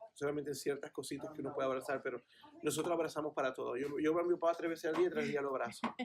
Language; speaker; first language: Spanish; native; Spanish